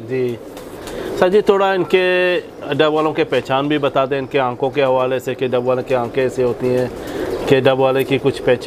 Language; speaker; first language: Urdu; native; Urdu